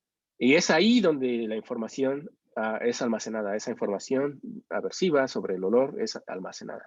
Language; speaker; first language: Spanish; native; Spanish